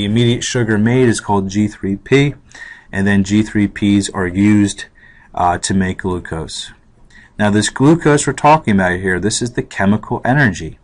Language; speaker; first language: English; native; English